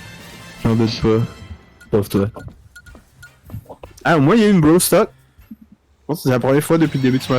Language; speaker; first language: French; native; French